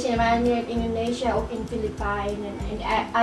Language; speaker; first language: Dutch; non-native, learner; Indonesian